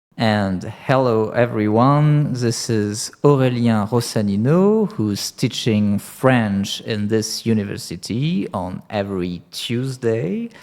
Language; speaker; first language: English; non-native, fluent; French